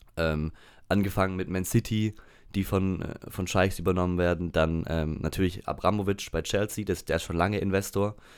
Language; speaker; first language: German; native; German